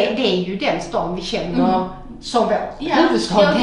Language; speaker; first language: Swedish; native; Swedish